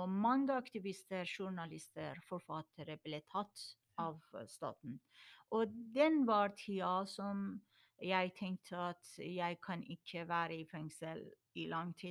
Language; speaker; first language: Norwegian; non-native, learner; Persian